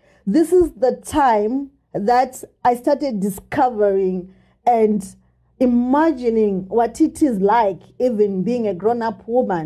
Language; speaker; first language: English; non-native, local second language; Shona